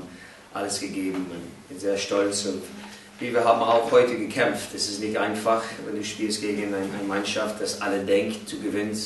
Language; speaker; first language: German; non-native, fluent; English